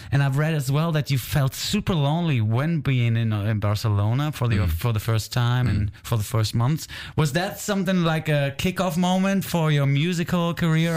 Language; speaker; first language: English; non-native, fluent; German